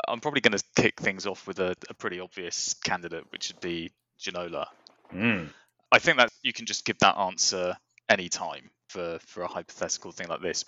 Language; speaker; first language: English; native; English